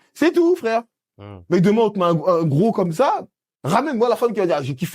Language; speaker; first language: French; native; French